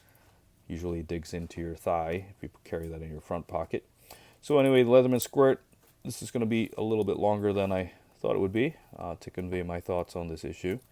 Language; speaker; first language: English; native; English